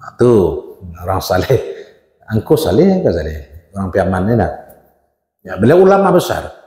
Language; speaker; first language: Malay; non-native, local second language; Minangkabau